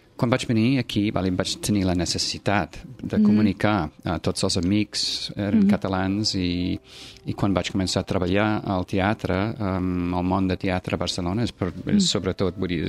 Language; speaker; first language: Catalan; non-native, fluent; English